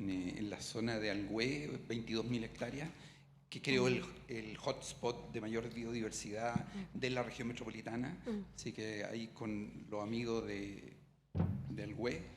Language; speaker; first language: Spanish; native; Spanish